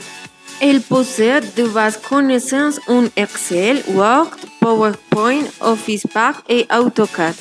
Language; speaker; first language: French; non-native, learner; Spanish